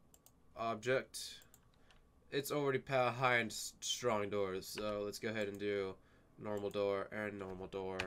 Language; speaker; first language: English; native; English